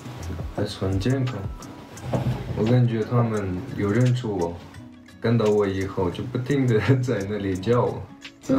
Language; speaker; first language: Chinese; early bilingual, heritage; Chinese